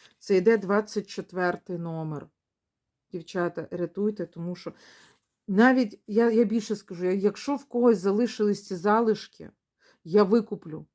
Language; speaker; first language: Ukrainian; non-native, local second language; Russian